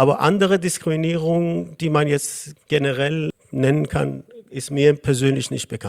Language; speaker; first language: German; non-native, fluent; Persian